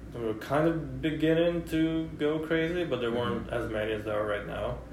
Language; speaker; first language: English; non-native, fluent; Russian